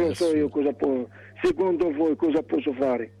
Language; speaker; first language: Italian; non-native, learner; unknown